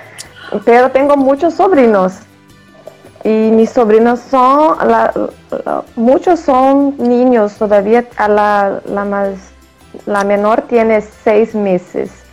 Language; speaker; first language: Spanish; non-native, fluent; Portuguese